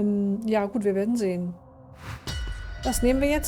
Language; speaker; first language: German; native; German